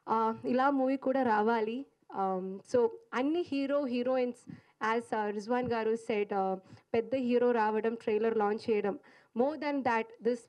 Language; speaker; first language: Telugu; non-native, learner; Malayalam